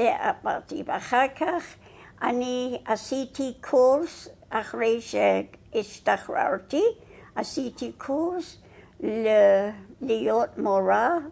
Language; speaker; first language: Hebrew; non-native, fluent; English